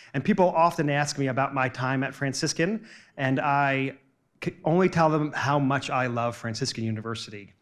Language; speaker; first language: English; native; English